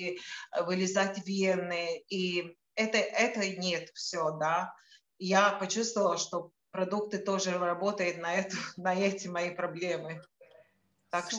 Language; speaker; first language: Russian; non-native, local second language; Latvian